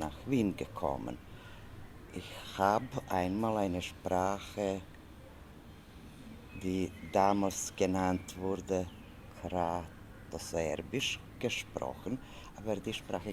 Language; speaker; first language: German; non-native, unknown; Serbian